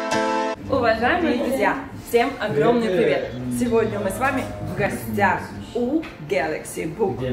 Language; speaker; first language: Russian; native; Russian